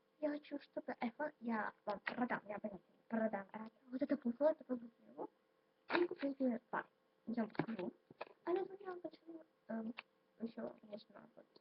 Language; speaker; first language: Russian; non-native, local second language; Ukrainian